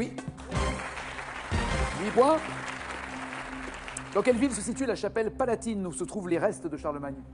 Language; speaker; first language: French; native; French